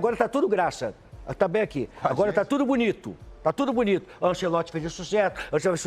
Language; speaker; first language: Portuguese; native; Portuguese